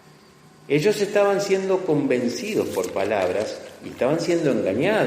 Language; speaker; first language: Spanish; native; Spanish